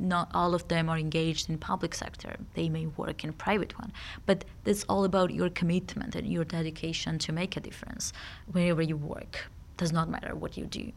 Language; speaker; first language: English; non-native, fluent; Georgian